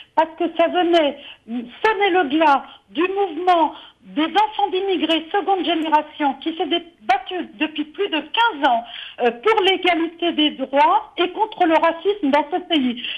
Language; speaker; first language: French; native; French